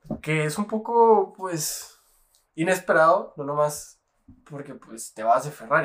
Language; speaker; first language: Spanish; native; Spanish